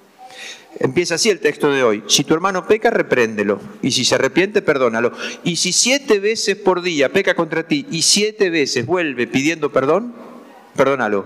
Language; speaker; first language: Spanish; native; Spanish